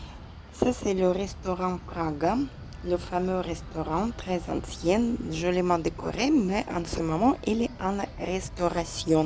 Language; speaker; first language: French; non-native, fluent; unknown